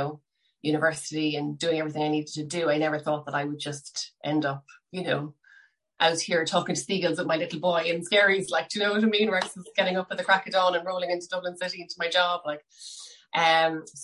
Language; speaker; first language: English; native; English